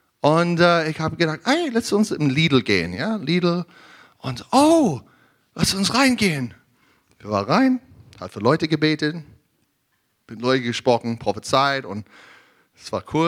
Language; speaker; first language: German; non-native, learner; English